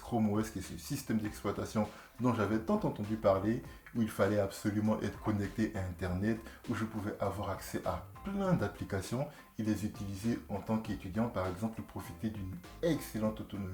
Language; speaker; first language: French; native; French